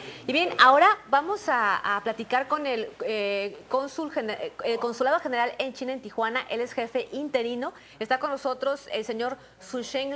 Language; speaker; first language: Spanish; native; Spanish